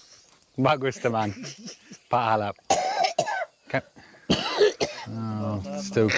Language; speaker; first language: Indonesian; non-native, learner; English